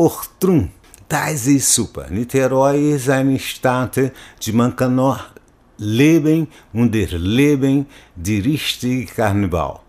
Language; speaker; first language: German; non-native, learner; Portuguese